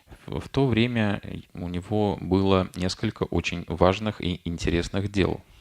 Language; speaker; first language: Russian; native; Russian